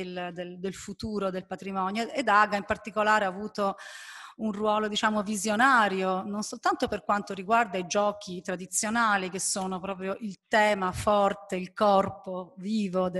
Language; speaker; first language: Italian; native; Italian